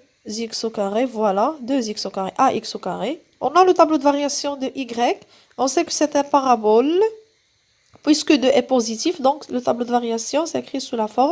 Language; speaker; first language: French; non-native, local second language; Arabic